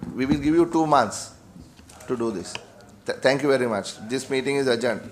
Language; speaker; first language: English; non-native, local second language; Sinhala